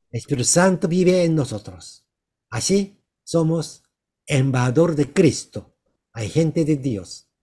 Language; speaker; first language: Spanish; non-native, learner; Korean